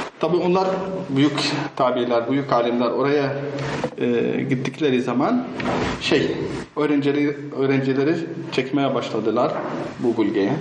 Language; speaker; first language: Turkish; non-native, fluent; Arabic